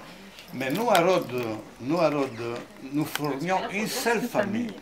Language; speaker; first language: French; non-native, fluent; Ladino